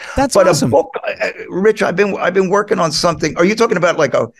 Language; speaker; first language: English; native; English